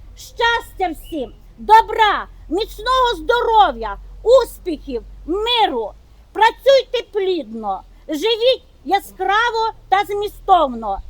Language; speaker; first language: Ukrainian; native; Ukrainian